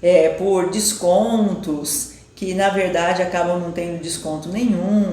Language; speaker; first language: Portuguese; native; Portuguese